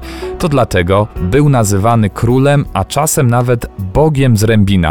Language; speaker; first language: Polish; native; Polish